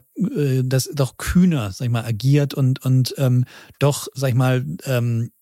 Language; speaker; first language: German; native; German